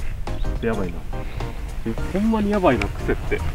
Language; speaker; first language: Japanese; native; Japanese